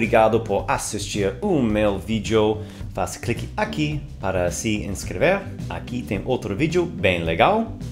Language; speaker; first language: Portuguese; non-native, fluent; English